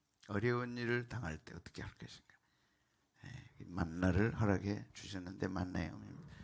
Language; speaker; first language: Korean; native; Korean